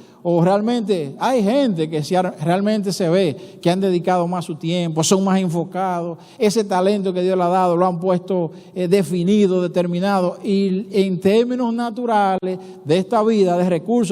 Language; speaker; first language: Spanish; native; Spanish